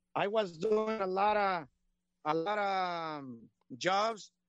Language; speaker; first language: English; non-native, learner; Spanish